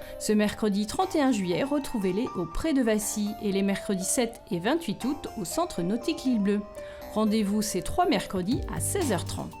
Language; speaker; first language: French; native; French